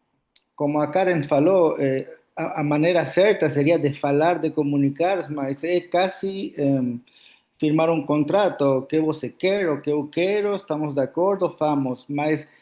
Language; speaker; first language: Portuguese; non-native, fluent; Spanish